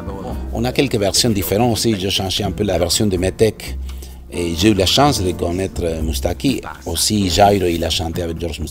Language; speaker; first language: French; non-native, fluent; Spanish